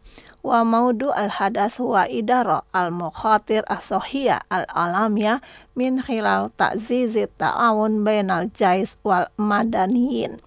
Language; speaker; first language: Arabic; non-native, fluent; Indonesian